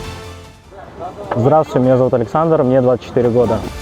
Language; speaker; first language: Russian; native; Russian